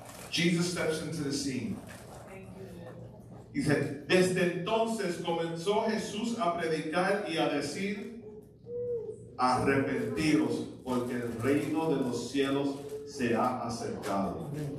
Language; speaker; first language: Spanish; early bilingual, heritage; Spanish